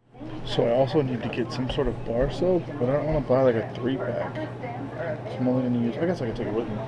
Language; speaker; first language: English; native; English